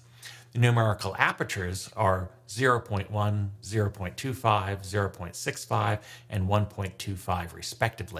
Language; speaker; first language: English; native; English